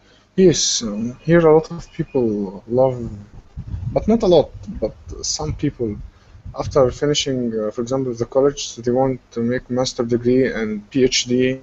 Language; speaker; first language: English; non-native, fluent; Arabic